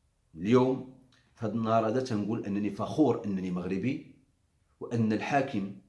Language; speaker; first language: Arabic; native; Arabic